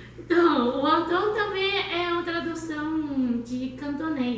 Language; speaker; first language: Portuguese; non-native, learner; Chinese